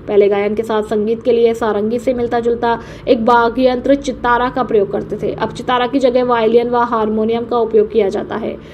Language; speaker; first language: Hindi; native; Hindi